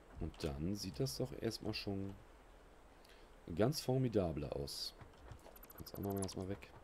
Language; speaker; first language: German; native; German